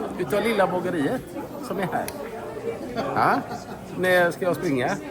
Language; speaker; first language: Swedish; native; Swedish